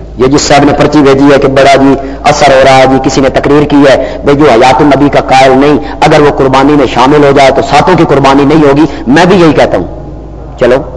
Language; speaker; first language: Urdu; non-native, local second language; Punjabi